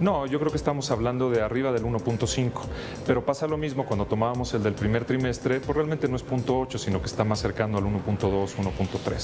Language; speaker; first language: Spanish; native; Spanish